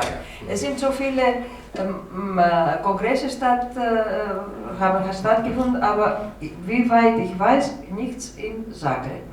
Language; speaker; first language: German; non-native, fluent; Greek